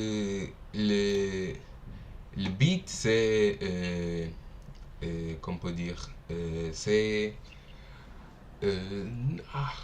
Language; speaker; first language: French; non-native, learner; Portuguese